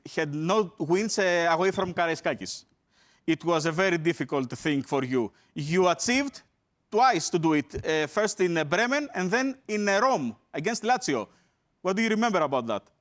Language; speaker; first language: English; non-native, fluent; Greek